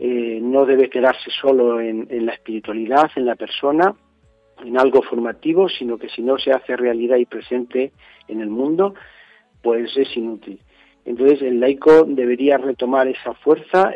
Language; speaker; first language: Spanish; native; Spanish